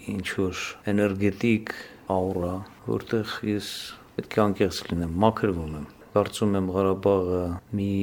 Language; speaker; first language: Armenian; native; Armenian